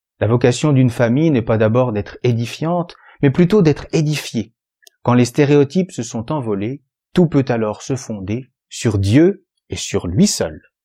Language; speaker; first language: French; native; French